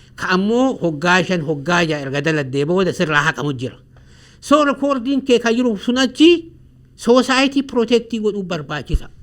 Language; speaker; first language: Oromo; native; Oromo